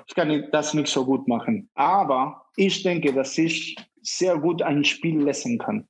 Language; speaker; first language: German; non-native, fluent; Spanish